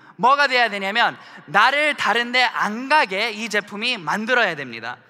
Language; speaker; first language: Korean; early bilingual, heritage; Korean